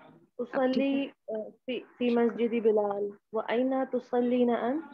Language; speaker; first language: Arabic; non-native, learner; Urdu